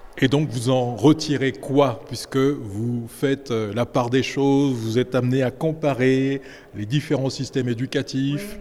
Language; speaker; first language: French; native; French